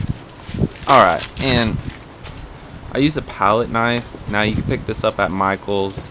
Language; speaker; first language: English; native; English